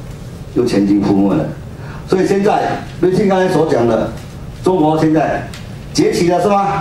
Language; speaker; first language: Chinese; native; Chinese